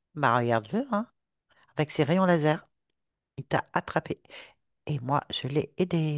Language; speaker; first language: French; native; French